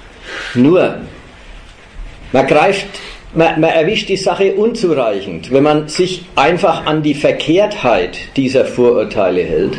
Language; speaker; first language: German; native; German